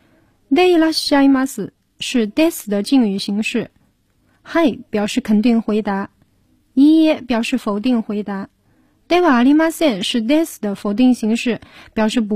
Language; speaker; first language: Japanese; non-native, fluent; Chinese